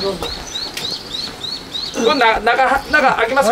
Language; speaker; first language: Japanese; native; Japanese